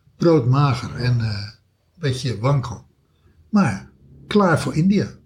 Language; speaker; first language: Dutch; early bilingual, other home language; German